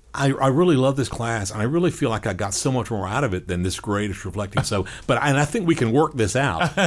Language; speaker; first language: English; native; English